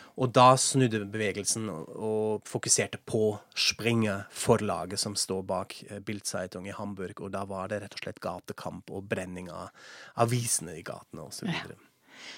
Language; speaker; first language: Norwegian; non-native, fluent; German